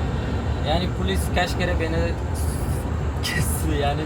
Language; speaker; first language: Turkish; non-native, fluent; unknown